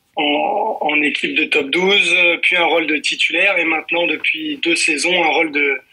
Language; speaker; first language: French; native; French